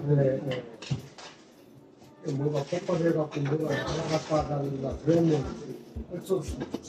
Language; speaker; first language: Korean; non-native, learner; Filipino